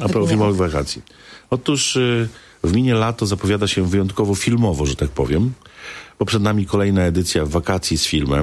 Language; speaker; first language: Polish; native; Polish